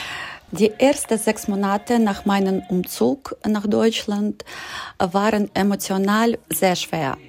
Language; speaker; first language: German; non-native, learner; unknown